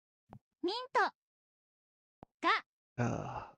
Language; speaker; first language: Japanese; non-native, learner; English